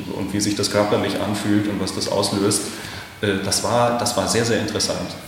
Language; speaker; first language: German; native; German